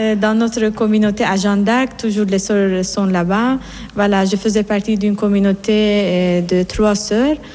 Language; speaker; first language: French; non-native, fluent; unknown